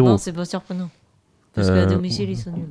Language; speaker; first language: French; native; French